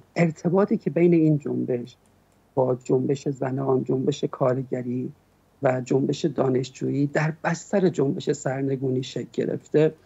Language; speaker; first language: Persian; native; Persian